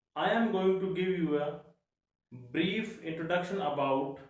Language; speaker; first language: English; non-native, local second language; Punjabi